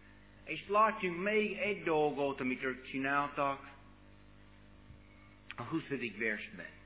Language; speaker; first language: Hungarian; non-native, fluent; English